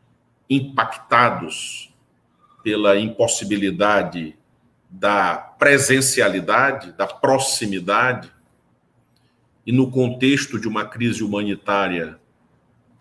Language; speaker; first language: Portuguese; native; Portuguese